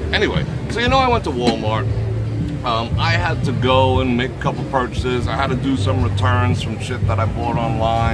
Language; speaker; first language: English; native; English